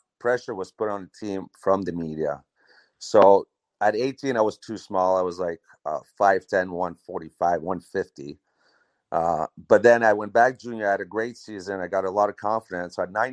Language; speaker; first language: English; non-native, fluent; French